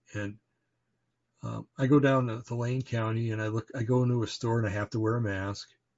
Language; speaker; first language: English; native; English